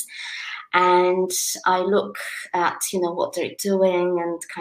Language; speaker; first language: English; non-native, fluent; Polish